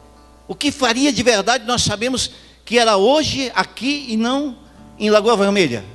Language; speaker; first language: Portuguese; native; Portuguese